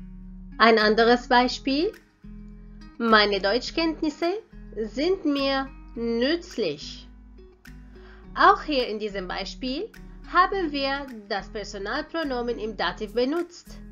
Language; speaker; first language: German; non-native, fluent; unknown